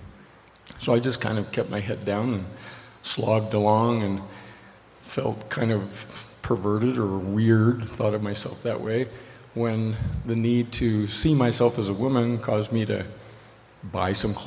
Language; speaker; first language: English; native; English